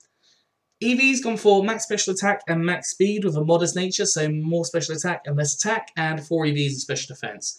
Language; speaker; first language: English; native; English